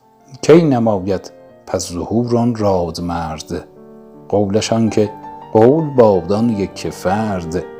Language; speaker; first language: Persian; native; Persian